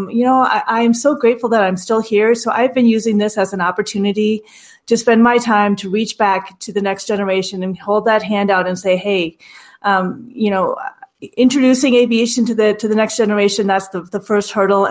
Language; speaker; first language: English; native; English